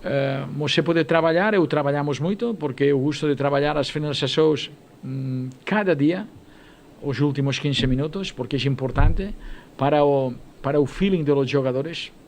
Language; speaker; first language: Portuguese; non-native, fluent; Spanish